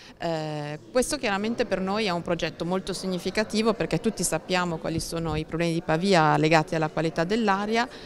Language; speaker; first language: Italian; native; Italian